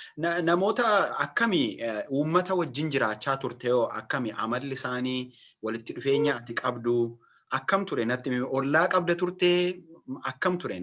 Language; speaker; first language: Oromo; native; Oromo